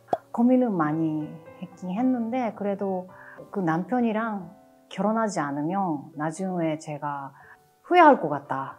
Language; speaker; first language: Korean; non-native, fluent; Japanese